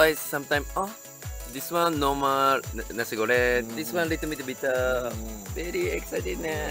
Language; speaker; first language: English; non-native, learner; Japanese